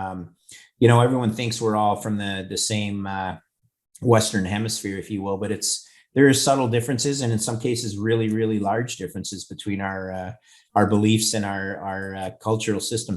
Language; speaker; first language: English; native; English